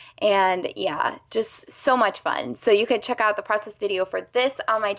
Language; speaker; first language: English; native; English